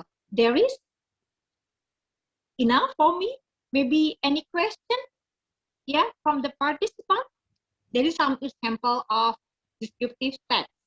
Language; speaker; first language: English; non-native, learner; Indonesian